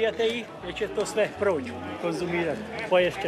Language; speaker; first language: Croatian; early bilingual, heritage; Croatian